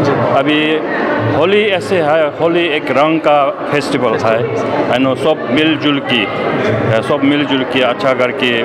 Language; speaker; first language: Hindi; non-native, learner; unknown